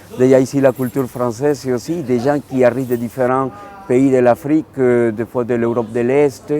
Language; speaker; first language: French; non-native, local second language; Spanish